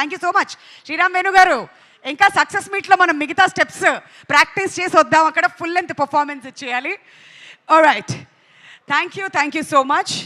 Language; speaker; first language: Telugu; native; Telugu